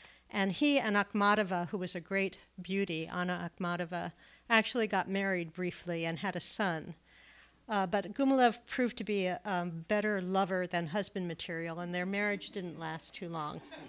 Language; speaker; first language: English; native; English